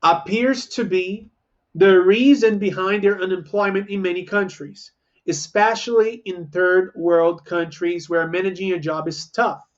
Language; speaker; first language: English; non-native, fluent; Portuguese